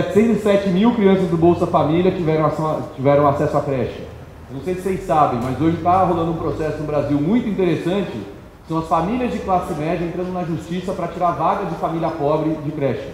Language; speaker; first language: Portuguese; native; Portuguese